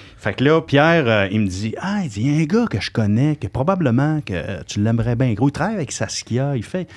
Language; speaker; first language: French; native; French